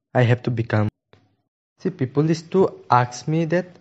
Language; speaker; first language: English; non-native, local second language; Assamese